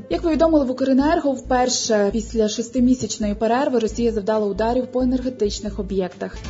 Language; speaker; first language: Ukrainian; native; Ukrainian